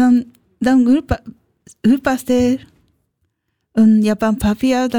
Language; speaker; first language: German; non-native, learner; Japanese